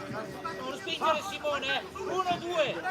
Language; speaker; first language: Italian; native; Italian